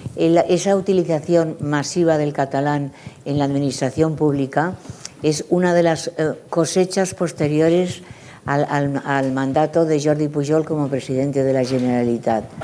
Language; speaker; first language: Spanish; native; Spanish